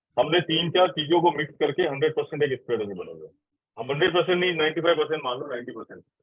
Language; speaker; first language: Hindi; native; Hindi